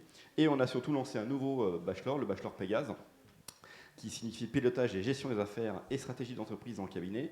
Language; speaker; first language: French; native; French